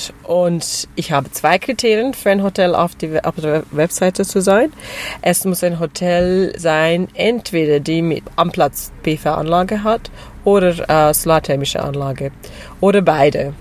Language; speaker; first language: German; non-native, fluent; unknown